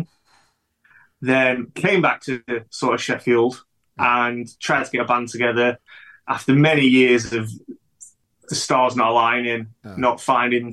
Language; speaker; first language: English; native; English